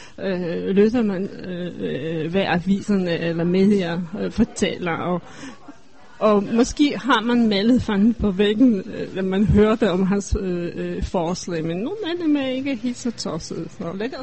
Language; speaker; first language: Danish; non-native, fluent; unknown